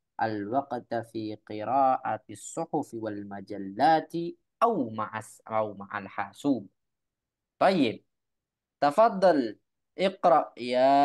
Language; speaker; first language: Arabic; non-native, fluent; Indonesian